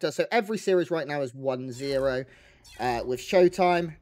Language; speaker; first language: English; native; English